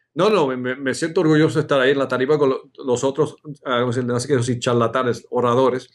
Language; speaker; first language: Spanish; early bilingual, heritage; Spanish